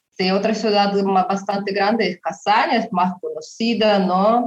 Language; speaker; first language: Spanish; non-native, fluent; Russian